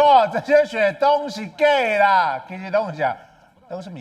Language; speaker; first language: Chinese; native; Chinese